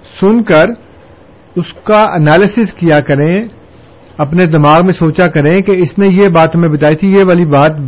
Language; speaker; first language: Urdu; native; Urdu